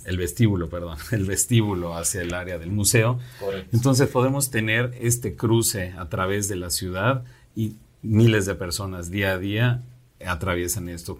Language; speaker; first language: Spanish; native; Spanish